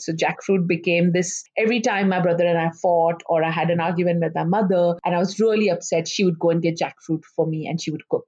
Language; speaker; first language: English; non-native, local second language; Hindi